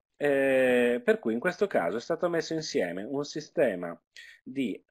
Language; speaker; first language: Italian; native; Italian